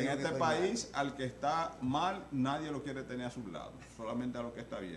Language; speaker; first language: Spanish; native; Spanish